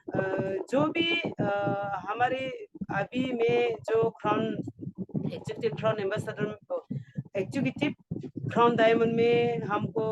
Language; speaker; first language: Hindi; non-native, local second language; Garo